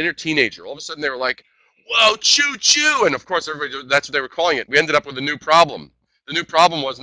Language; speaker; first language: English; native; English